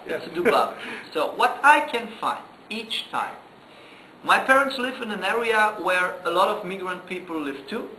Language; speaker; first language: English; non-native, fluent; German